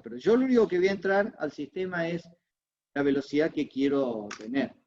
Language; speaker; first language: Spanish; native; Spanish